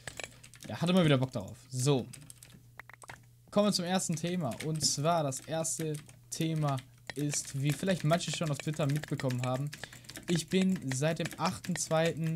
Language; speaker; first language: German; native; German